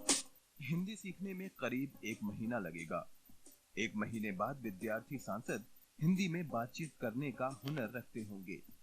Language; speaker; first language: Hindi; native; Hindi